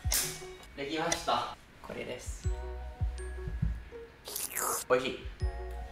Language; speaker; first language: Japanese; non-native, learner; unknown